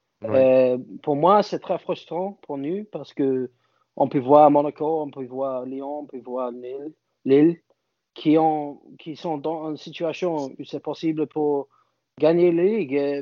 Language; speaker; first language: French; non-native, fluent; English